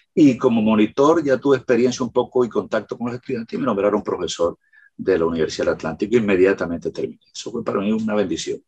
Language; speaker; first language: Spanish; native; Spanish